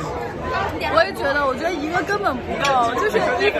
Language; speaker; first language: Chinese; native; Chinese